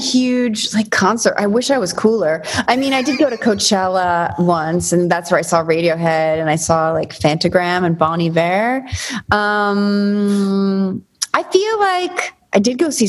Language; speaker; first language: English; native; English